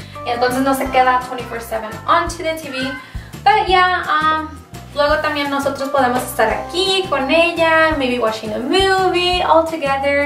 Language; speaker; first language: Spanish; early bilingual, heritage; Spanish